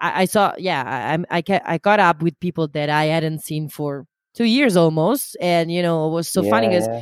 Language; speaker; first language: English; non-native, fluent; Italian